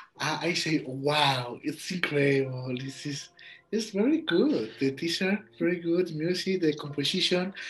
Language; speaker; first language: English; non-native, learner; Spanish